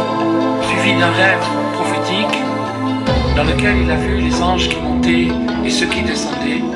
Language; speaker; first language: French; native; French